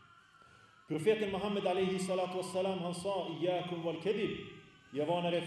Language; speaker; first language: Swedish; early bilingual, other home language; Arabic